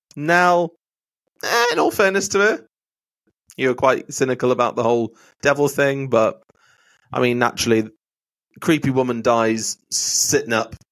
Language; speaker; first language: English; native; English